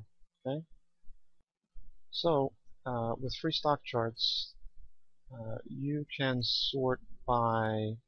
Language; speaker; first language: English; native; English